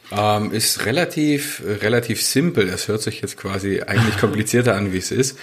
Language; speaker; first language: German; native; German